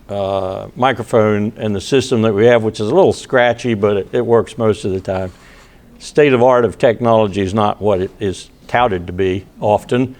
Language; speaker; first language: English; native; English